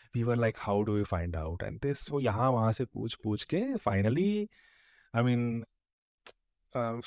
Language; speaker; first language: English; non-native, local second language; Tulu